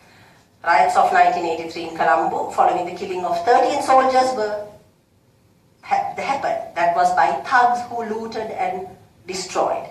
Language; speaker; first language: English; non-native, local second language; Sinhala